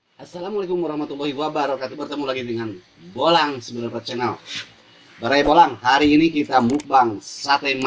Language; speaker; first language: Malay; non-native, local second language; Sundanese